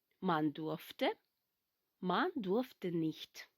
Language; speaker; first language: German; non-native, fluent; Ukrainian